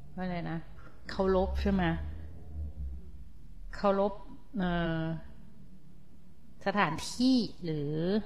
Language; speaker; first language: Thai; native; Thai